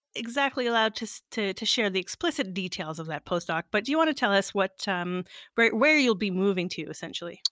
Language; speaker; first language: English; native; English